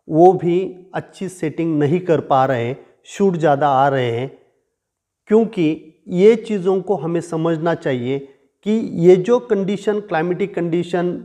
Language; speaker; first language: Hindi; non-native, local second language; Marathi